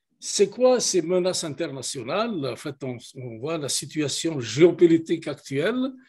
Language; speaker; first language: French; non-native, local second language; Kabyle